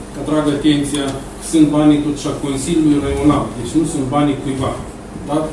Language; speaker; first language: Romanian; native; Romanian